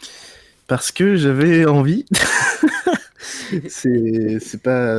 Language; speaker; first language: French; native; French